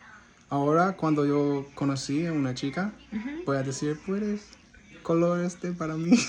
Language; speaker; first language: Spanish; non-native, learner; English